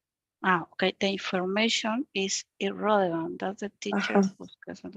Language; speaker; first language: English; non-native, learner; Spanish